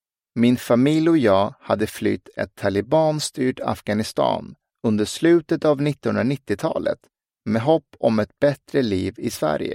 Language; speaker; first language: Swedish; early bilingual, other home language; Persian